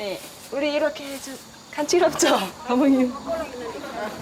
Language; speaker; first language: Korean; non-native, learner; Thai